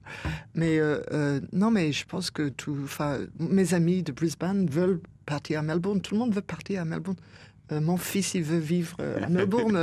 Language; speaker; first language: French; non-native, fluent; English